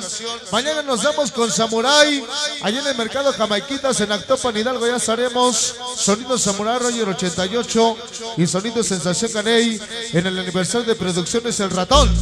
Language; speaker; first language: Spanish; native; Spanish